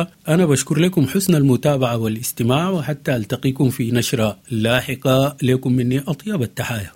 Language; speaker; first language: Arabic; native; Arabic